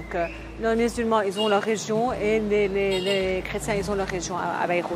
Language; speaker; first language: French; non-native, local second language; Arabic